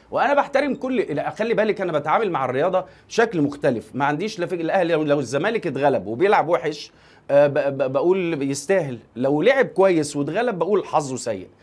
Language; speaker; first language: Arabic; native; Arabic